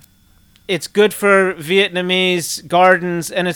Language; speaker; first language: English; native; English